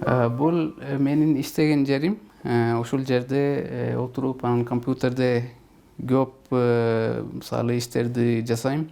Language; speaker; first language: Kyrgyz; non-native, fluent; Urdu